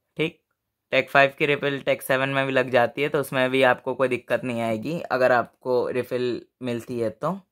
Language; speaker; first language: Hindi; native; Hindi